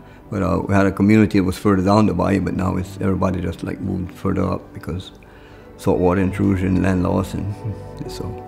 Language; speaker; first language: English; early bilingual, other home language; French